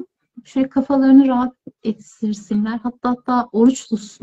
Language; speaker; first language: Turkish; native; Turkish